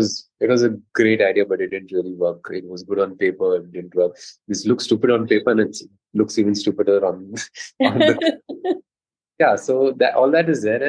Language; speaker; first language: English; non-native, local second language; Konkani